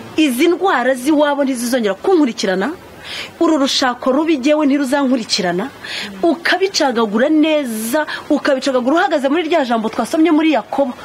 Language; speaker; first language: Kinyarwanda; native; Kinyarwanda